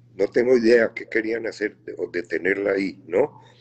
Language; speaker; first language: Spanish; native; Spanish